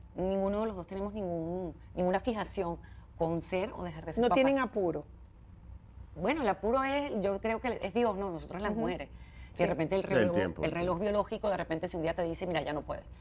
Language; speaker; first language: Spanish; native; Spanish